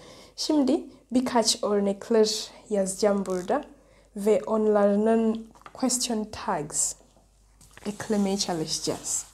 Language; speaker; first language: Turkish; non-native, learner; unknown